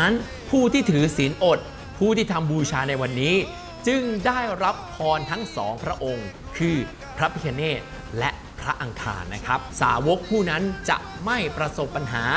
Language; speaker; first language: Thai; native; Thai